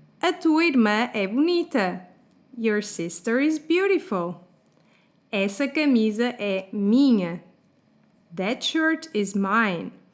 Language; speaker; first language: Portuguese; native; Portuguese